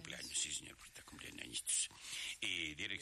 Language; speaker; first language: Spanish; native; Spanish